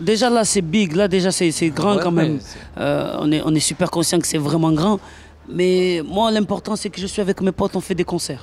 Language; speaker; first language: French; native; French